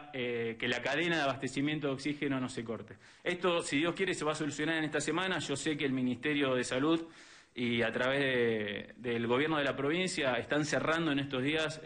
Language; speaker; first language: Spanish; native; Spanish